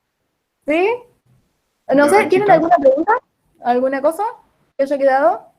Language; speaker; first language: Spanish; native; Spanish